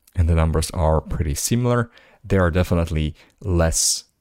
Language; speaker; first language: English; non-native, fluent; Slovak